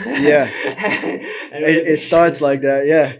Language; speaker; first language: English; native; English